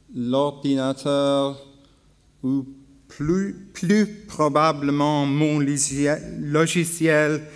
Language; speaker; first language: French; non-native, learner; English